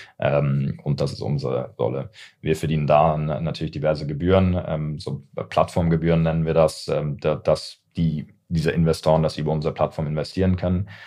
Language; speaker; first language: German; early bilingual, heritage; English